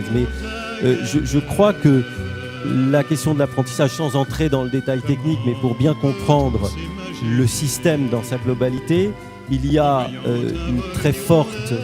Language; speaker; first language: French; native; French